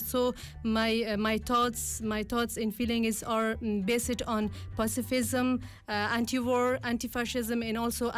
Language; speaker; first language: English; non-native, learner; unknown